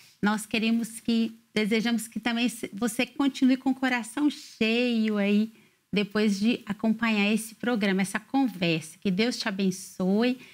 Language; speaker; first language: Portuguese; native; Portuguese